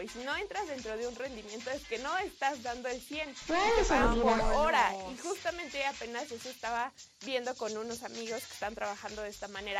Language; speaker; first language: Spanish; native; Spanish